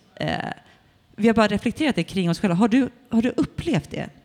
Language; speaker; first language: Swedish; native; Swedish